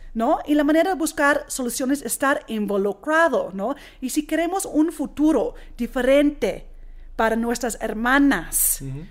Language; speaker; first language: Spanish; non-native, fluent; English